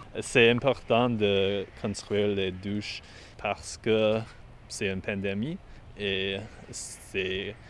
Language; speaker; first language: French; non-native, learner; English